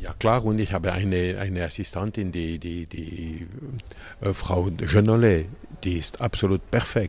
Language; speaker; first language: German; non-native, local second language; French